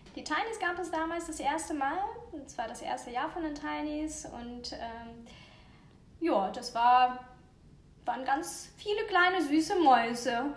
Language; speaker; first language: German; non-native, fluent; Russian